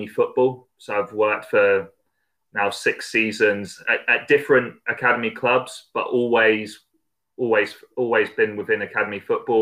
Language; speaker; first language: English; native; English